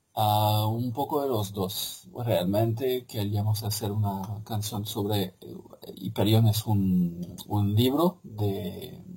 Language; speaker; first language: Spanish; non-native, fluent; French